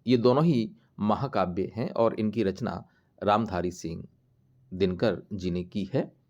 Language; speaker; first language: Hindi; native; Hindi